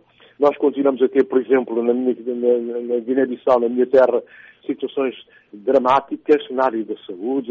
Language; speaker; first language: Portuguese; non-native, local second language; Upper Guinea Crioulo